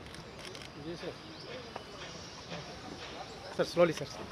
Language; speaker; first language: Telugu; native; Telugu